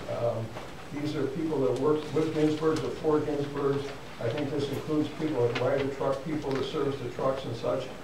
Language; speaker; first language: English; native; English